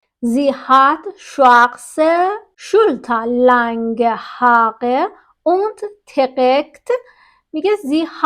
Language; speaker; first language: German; non-native, fluent; Persian